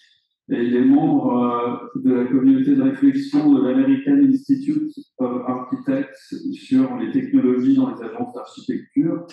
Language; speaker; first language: French; native; French